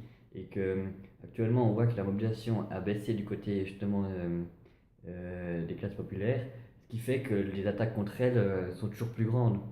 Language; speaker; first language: French; native; French